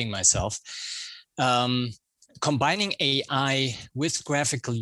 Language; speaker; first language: English; non-native, fluent; German